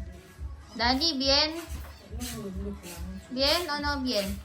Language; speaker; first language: Spanish; non-native, learner; Filipino